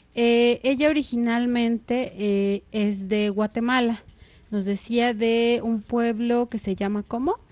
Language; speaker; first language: Spanish; native; Spanish